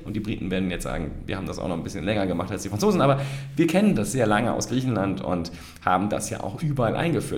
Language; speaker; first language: German; native; German